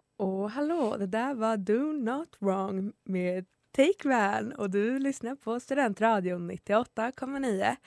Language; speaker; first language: Swedish; native; Swedish